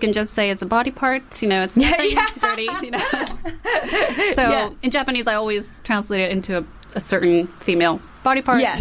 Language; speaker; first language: English; non-native, fluent; Japanese